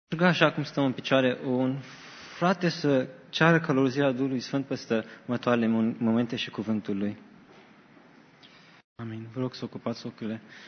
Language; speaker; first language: Romanian; native; Romanian